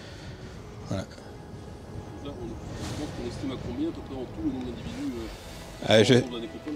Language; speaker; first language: French; native; French